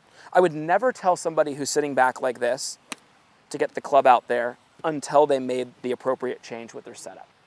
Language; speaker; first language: English; native; English